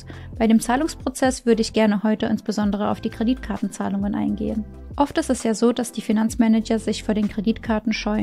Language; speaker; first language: German; non-native, fluent; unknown